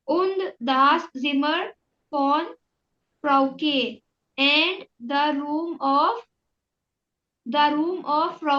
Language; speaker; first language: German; non-native, learner; Urdu